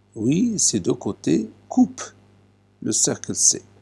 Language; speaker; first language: French; non-native, local second language; Arabic